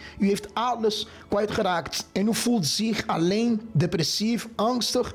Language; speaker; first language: Dutch; non-native, fluent; Portuguese